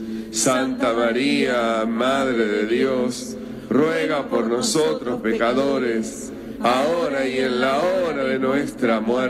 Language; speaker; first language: Spanish; native; Spanish